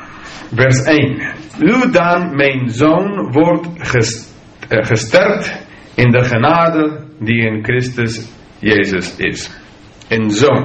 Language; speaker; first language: Dutch; non-native, fluent; English